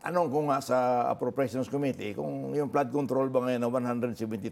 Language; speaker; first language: Filipino; non-native, local second language; Cebuano